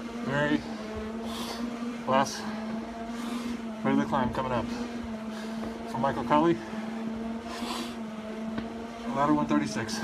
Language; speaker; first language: English; native; English